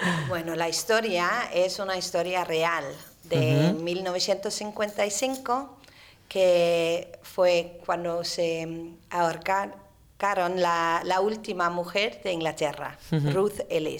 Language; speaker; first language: Spanish; non-native, fluent; English